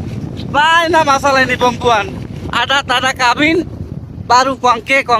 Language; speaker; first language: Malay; non-native, learner; Bangla